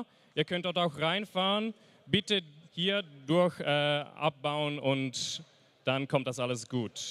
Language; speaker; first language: German; native; German